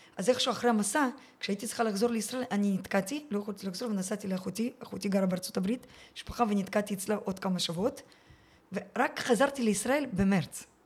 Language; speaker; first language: Hebrew; early bilingual, other home language; Russian